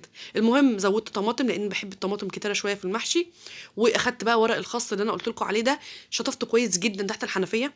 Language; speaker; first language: Arabic; native; Arabic